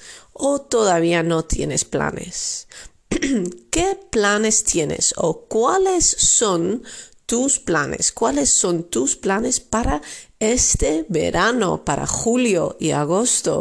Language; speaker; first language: Spanish; non-native, fluent; Dutch